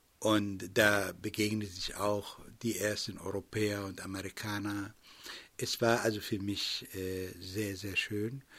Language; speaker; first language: German; non-native, fluent; Arabic